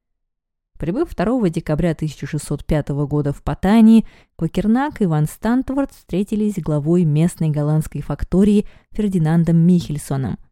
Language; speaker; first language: Russian; native; Russian